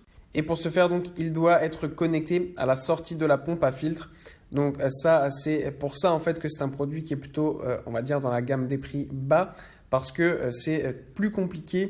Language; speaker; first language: French; native; French